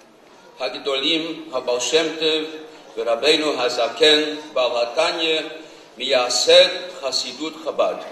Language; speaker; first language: Hebrew; non-native, fluent; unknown